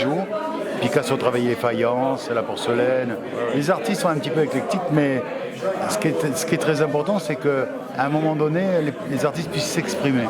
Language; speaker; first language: French; native; French